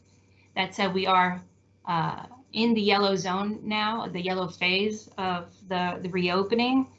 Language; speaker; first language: English; native; English